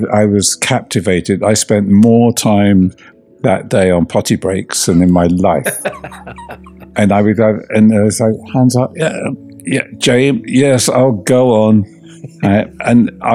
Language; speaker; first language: English; native; English